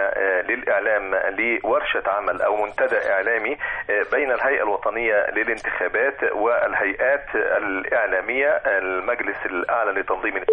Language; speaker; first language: Arabic; native; Arabic